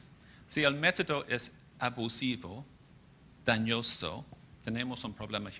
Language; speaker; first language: Spanish; non-native, fluent; English